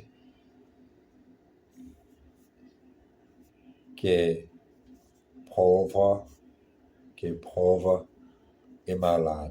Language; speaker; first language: French; non-native, learner; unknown